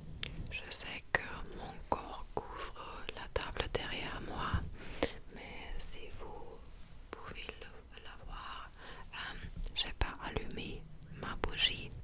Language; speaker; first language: French; non-native, fluent; English